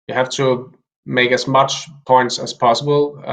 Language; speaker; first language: English; non-native, fluent; Danish